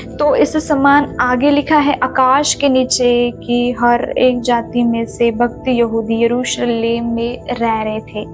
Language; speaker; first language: Hindi; non-native, local second language; Marathi